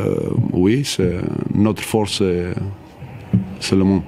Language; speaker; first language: French; non-native, learner; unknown